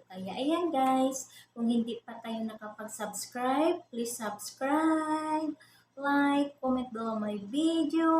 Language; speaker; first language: Filipino; native; Filipino